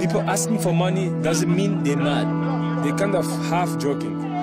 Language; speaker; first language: English; non-native, fluent; Lingala